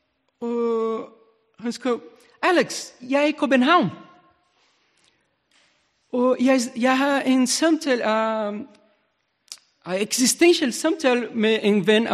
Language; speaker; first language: Danish; non-native, learner; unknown